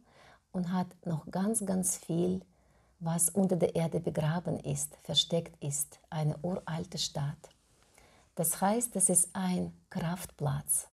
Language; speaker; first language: German; non-native, fluent; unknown